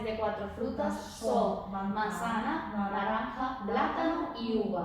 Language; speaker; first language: Spanish; non-native, learner; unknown